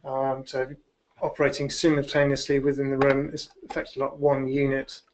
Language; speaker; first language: English; native; English